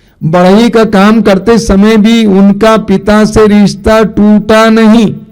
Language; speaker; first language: Hindi; non-native, local second language; Malayalam